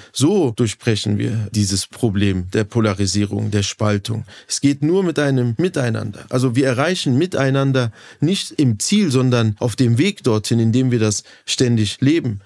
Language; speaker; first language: German; early bilingual, other home language; Turkish